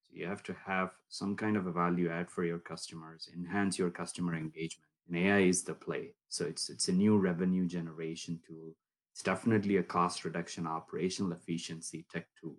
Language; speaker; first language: English; non-native, local second language; Tamil